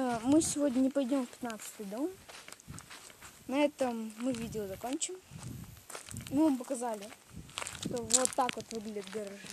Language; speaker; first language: Russian; native; Russian